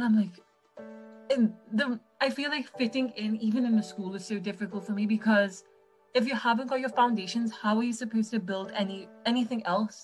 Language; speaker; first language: English; native; English